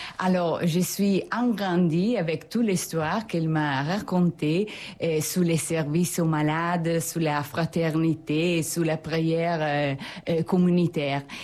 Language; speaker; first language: French; non-native, fluent; Italian